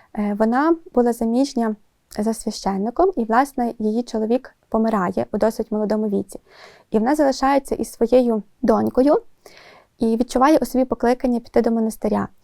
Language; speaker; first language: Ukrainian; native; Ukrainian